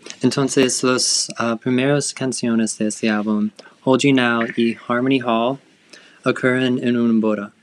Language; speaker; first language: Spanish; non-native, learner; English